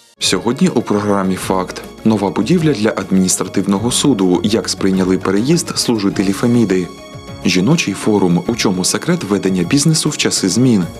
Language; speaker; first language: Ukrainian; native; Ukrainian